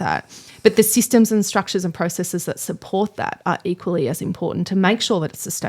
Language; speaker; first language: English; native; English